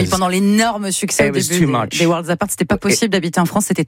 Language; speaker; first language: French; native; French